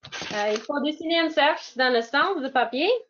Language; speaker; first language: French; non-native, fluent; English